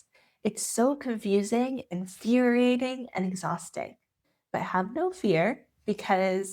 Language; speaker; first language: English; native; English